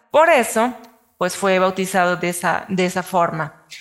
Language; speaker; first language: Spanish; native; Spanish